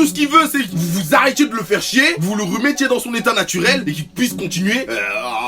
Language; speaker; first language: French; native; French